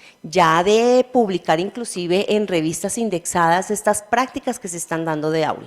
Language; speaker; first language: Spanish; native; Spanish